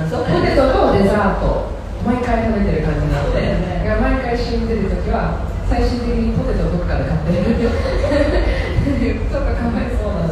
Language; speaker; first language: Japanese; early bilingual, heritage; Japanese